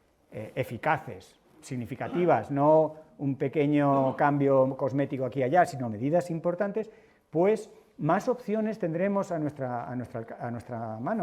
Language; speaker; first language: Spanish; native; Spanish